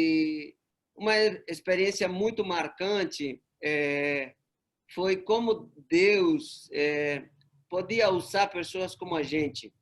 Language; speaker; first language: Portuguese; non-native, fluent; Spanish